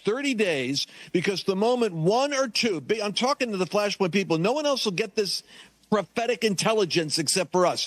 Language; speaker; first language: English; native; English